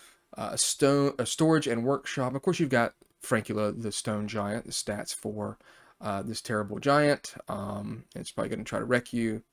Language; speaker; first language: English; native; English